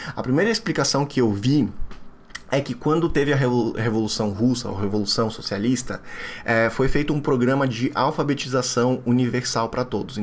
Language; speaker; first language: Portuguese; non-native, fluent; Russian